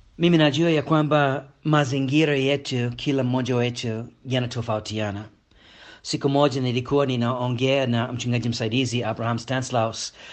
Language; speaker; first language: Swahili; non-native, fluent; English